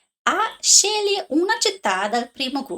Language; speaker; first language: Italian; non-native, learner; English